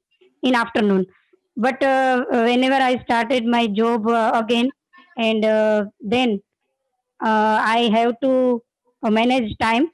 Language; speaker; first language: English; non-native, learner; Gujarati